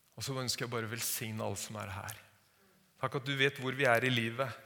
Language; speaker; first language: Norwegian; native; Norwegian